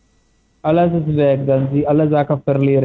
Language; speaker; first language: German; non-native, learner; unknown